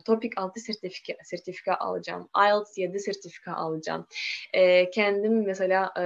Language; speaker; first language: Turkish; non-native, learner; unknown